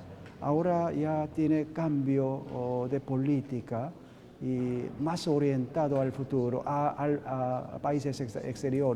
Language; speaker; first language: Spanish; non-native, learner; Korean